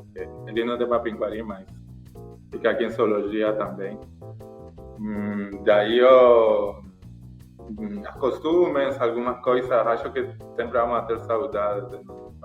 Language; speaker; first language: Portuguese; non-native, learner; Spanish